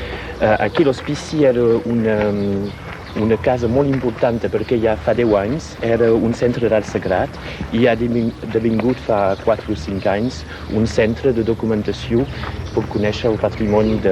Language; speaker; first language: Catalan; non-native, local second language; French